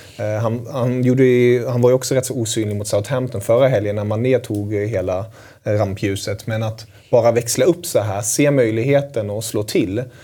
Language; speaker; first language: Swedish; native; Swedish